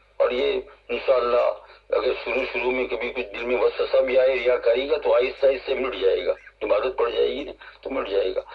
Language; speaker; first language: Urdu; non-native, local second language; Gujarati